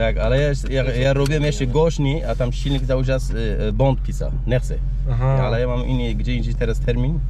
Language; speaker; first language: Polish; non-native, learner; Turkish